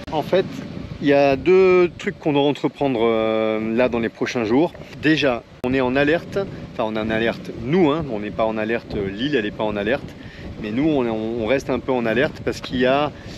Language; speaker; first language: French; native; French